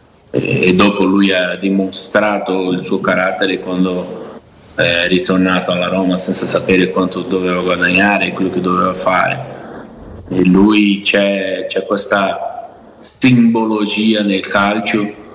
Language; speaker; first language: Italian; non-native, fluent; Portuguese